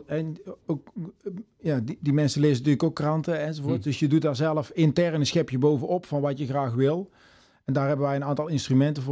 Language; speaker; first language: Dutch; native; Dutch